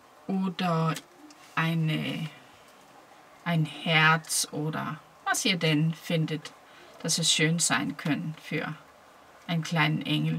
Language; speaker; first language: German; non-native, fluent; Danish